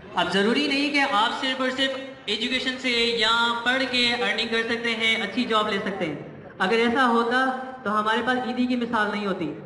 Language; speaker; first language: Urdu; non-native, local second language; Sindhi